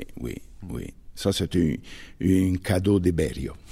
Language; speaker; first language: French; non-native, fluent; Italian